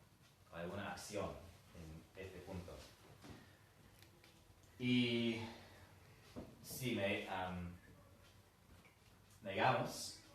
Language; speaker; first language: Spanish; non-native, fluent; English